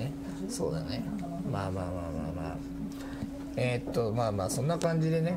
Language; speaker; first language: Japanese; native; Japanese